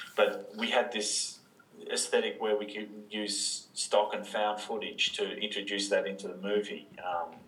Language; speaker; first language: English; native; English